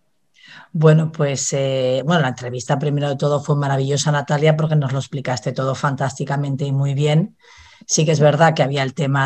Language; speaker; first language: Spanish; native; Spanish